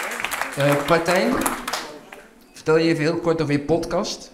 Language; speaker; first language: Dutch; native; Dutch